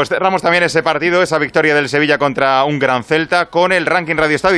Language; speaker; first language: Spanish; native; Spanish